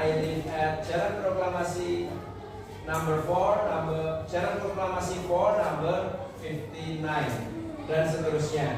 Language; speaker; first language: Indonesian; native; Indonesian